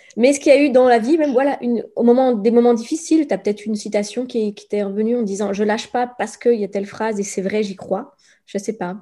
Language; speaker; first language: French; native; French